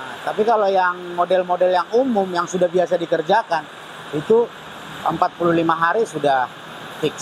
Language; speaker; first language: Indonesian; native; Indonesian